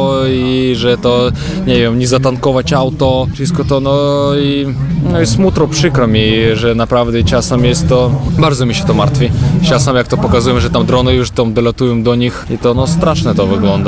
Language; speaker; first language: Polish; non-native, learner; Russian